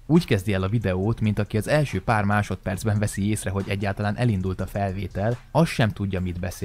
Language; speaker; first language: Hungarian; native; Hungarian